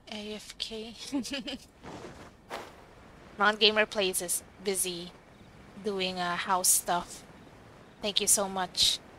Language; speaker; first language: English; non-native, local second language; Filipino